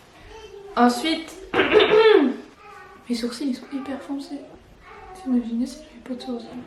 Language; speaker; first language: French; native; French